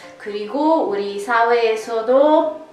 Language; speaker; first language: Korean; non-native, learner; Italian